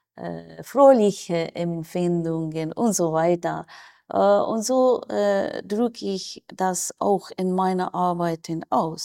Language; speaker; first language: German; non-native, fluent; Persian